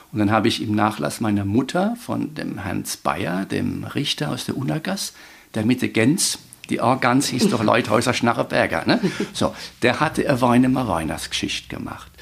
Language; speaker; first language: German; native; German